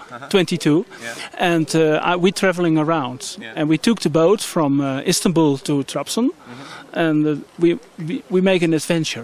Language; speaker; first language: English; non-native, learner; Dutch